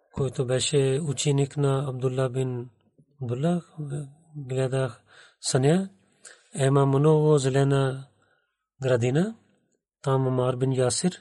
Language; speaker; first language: Bulgarian; non-native, learner; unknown